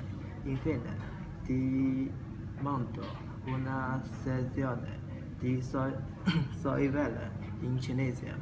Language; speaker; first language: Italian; non-native, learner; Chinese